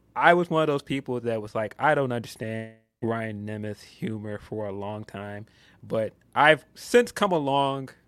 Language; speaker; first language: English; native; English